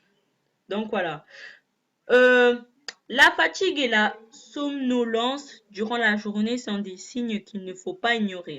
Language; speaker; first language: French; native; French